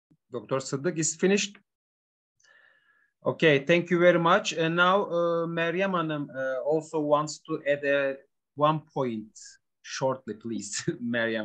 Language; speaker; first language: English; non-native, learner; Turkish